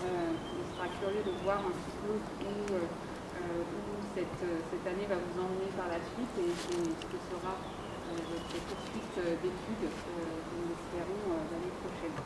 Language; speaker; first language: French; native; French